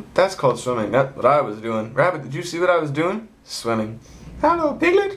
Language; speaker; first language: English; native; English